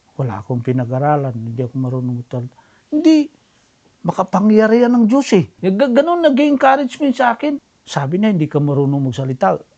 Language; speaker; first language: Filipino; non-native, local second language; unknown